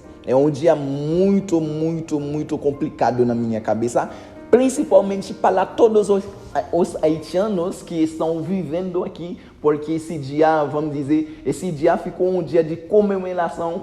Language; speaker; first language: Portuguese; non-native, learner; Haitian Creole